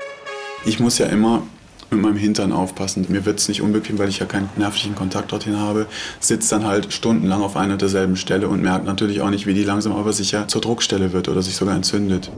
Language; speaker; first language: German; native; German